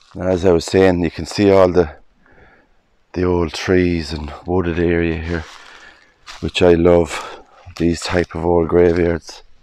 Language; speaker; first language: English; native; English